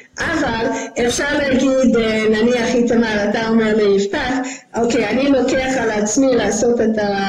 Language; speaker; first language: Hebrew; non-native, fluent; English